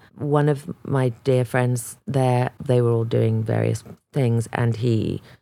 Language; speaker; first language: English; native; English